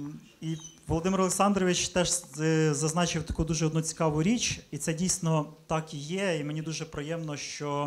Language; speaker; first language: Ukrainian; native; Ukrainian